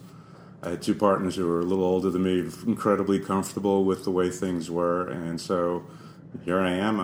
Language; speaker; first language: English; native; English